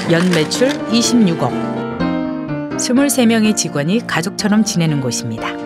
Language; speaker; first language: Korean; native; Korean